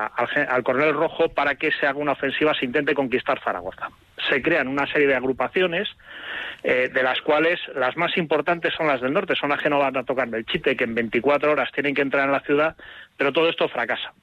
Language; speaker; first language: Spanish; native; Spanish